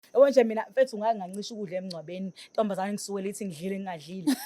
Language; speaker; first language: Zulu; native; Zulu